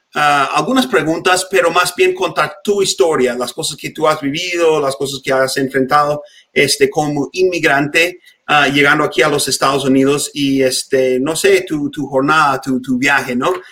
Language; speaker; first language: Spanish; non-native, fluent; English